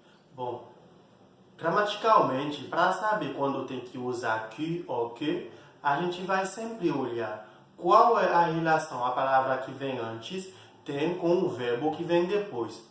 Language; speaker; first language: Portuguese; non-native, fluent; Haitian Creole